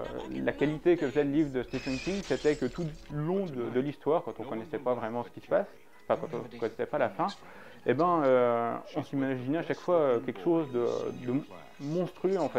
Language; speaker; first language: French; native; French